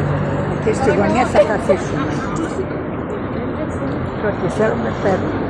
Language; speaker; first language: Greek; non-native, learner; Armenian